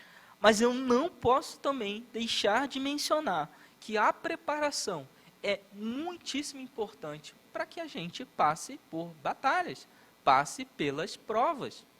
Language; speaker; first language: Portuguese; native; Portuguese